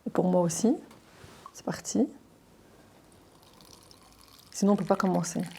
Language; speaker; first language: French; native; French